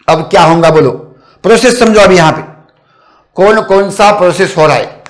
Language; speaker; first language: Hindi; non-native, local second language; Marathi